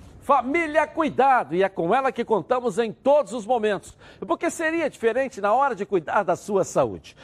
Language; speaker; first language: Portuguese; native; Portuguese